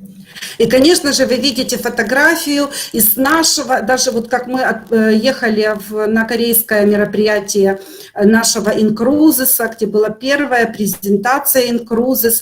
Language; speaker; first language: Russian; native; Russian